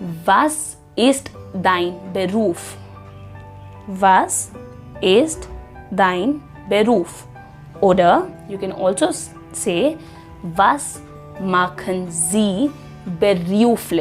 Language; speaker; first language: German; non-native, fluent; Hindi